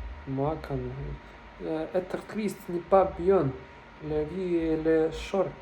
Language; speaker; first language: French; non-native, learner; Russian